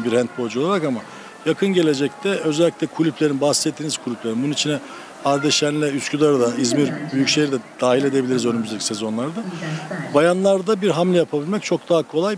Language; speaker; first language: Turkish; native; Turkish